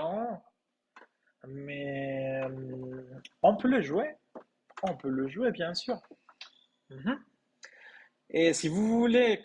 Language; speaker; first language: French; non-native, fluent; Spanish